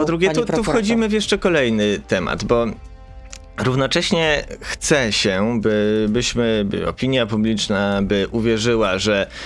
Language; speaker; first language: Polish; native; Polish